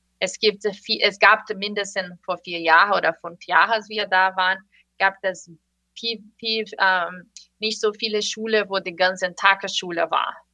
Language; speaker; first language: German; non-native, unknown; Portuguese